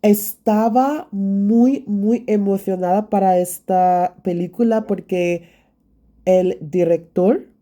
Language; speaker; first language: Spanish; non-native, learner; English